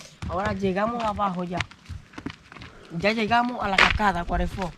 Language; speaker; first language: Spanish; native; Spanish